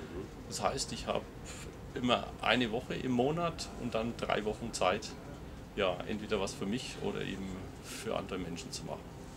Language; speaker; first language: German; native; German